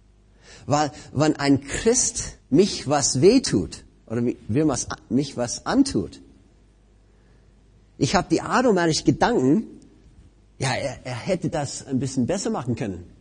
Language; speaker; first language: German; non-native, fluent; English